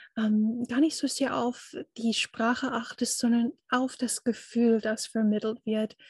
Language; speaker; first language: German; non-native, fluent; English